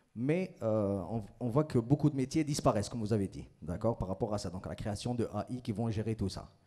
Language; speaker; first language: French; non-native, local second language; Arabic